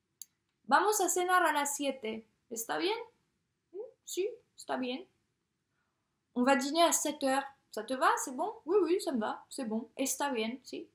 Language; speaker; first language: French; native; French